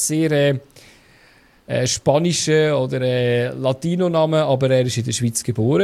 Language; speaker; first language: German; native; German